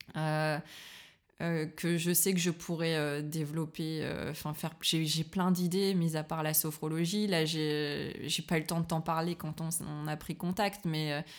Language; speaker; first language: French; native; French